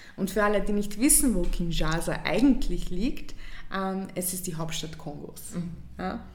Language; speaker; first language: German; early bilingual, other home language; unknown